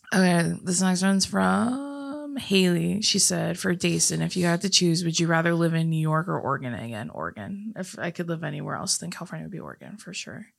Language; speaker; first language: English; native; English